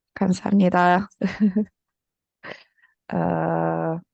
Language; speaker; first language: Korean; early bilingual, heritage; Korean